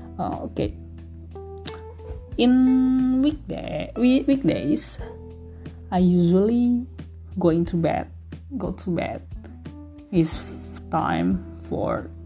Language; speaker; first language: English; non-native, learner; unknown